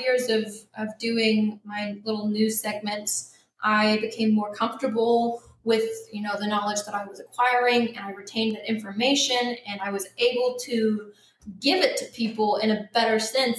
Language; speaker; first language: English; native; English